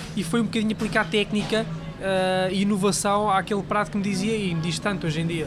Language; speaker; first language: Portuguese; native; Portuguese